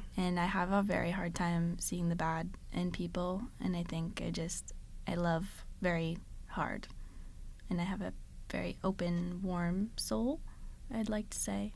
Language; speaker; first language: English; native; English